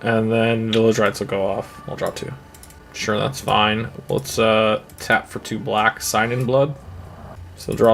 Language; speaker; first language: English; native; English